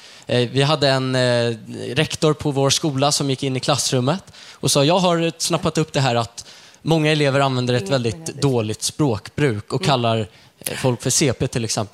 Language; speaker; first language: Swedish; native; Swedish